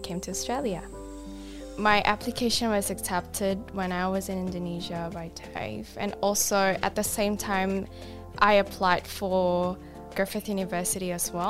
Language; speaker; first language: English; non-native, fluent; Indonesian